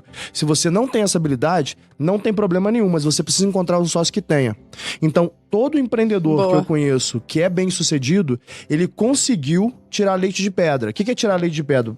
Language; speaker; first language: Portuguese; native; Portuguese